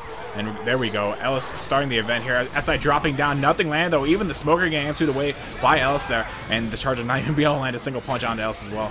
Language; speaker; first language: English; native; English